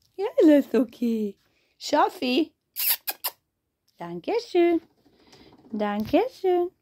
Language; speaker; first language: German; non-native, fluent; Hungarian